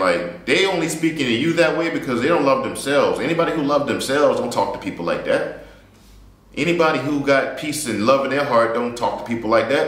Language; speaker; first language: English; native; English